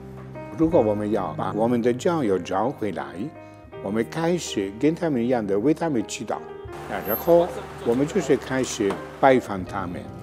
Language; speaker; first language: Chinese; non-native, fluent; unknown